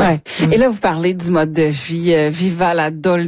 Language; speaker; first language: French; native; French